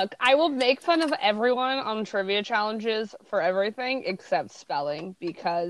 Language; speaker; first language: English; native; English